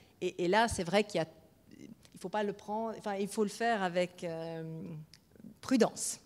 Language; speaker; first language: French; native; French